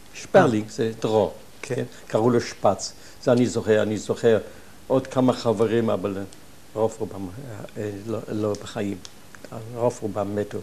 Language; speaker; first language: Hebrew; non-native, fluent; German